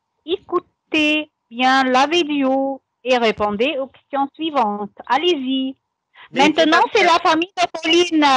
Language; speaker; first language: French; non-native, fluent; Arabic